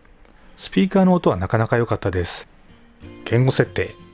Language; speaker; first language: Japanese; native; Japanese